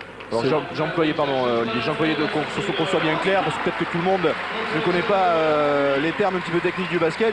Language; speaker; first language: French; native; French